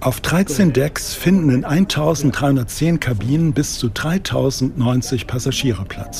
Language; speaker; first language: German; native; German